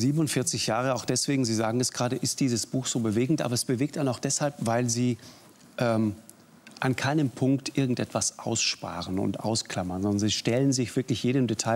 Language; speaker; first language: German; native; German